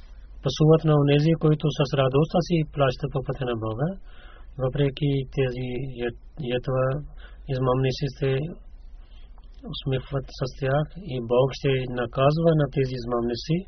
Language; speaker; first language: Bulgarian; non-native, fluent; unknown